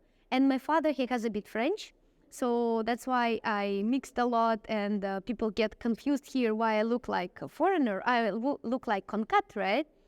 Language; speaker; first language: English; non-native, fluent; Russian